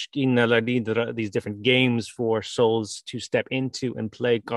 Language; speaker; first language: English; native; English